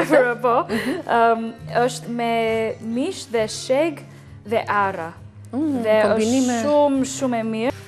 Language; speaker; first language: Albanian; non-native, learner; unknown